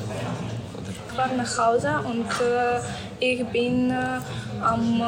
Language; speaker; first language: German; non-native, learner; Ukrainian